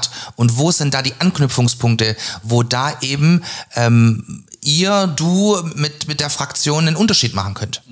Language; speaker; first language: German; native; German